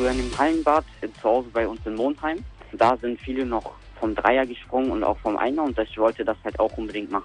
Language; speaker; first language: German; native; German